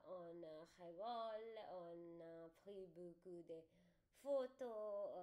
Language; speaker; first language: French; non-native, learner; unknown